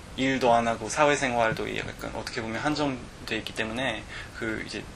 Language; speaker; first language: Korean; non-native, fluent; English